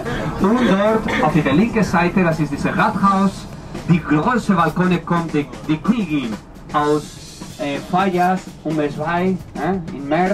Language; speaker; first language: German; non-native, fluent; Spanish